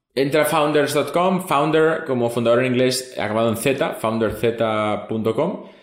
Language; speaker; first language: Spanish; non-native, local second language; Catalan